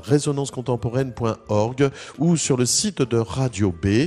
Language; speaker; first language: French; native; French